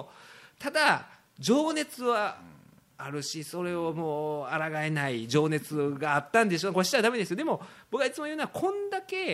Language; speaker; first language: Japanese; native; Japanese